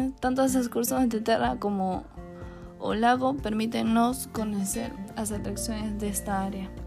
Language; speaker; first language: Spanish; non-native, learner; Portuguese